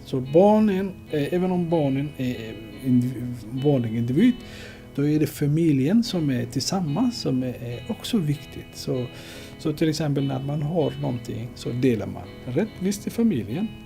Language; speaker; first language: Swedish; non-native, fluent; Somali